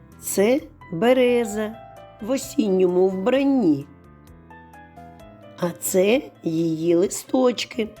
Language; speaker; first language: Ukrainian; native; Ukrainian